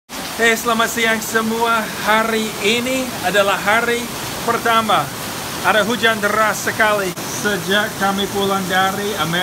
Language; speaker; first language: Indonesian; non-native, fluent; English